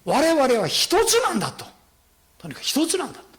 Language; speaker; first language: Japanese; non-native, fluent; Korean